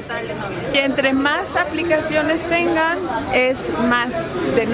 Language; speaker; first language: Spanish; native; Spanish